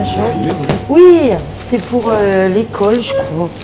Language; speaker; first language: French; native; French